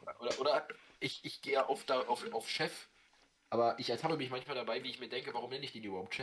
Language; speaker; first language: German; native; German